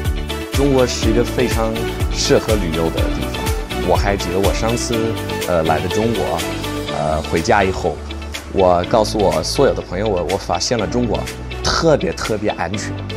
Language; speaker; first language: Chinese; non-native, learner; English